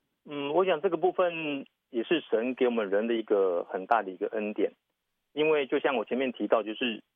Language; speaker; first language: Chinese; native; Chinese